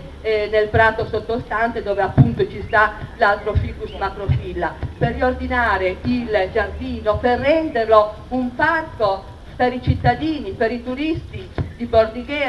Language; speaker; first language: Italian; native; Italian